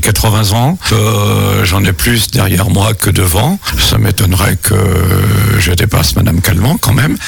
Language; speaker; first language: French; native; French